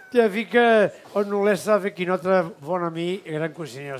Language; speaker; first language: French; non-native, learner; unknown